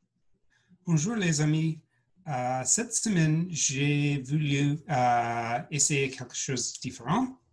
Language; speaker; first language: French; non-native, learner; English